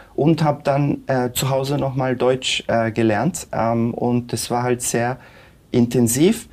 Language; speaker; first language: German; early bilingual, other home language; Turkish